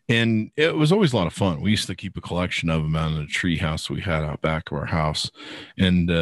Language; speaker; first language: English; native; English